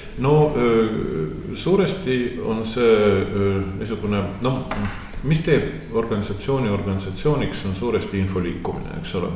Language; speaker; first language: Estonian; native; Estonian